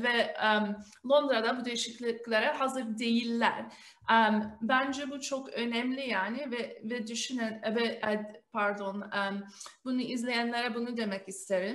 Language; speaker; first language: Turkish; early bilingual, heritage; Turkish